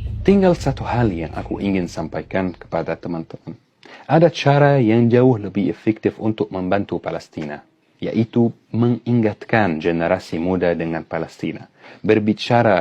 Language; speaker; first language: Indonesian; non-native, fluent; Arabic